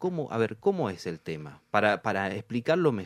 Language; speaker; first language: Spanish; native; Spanish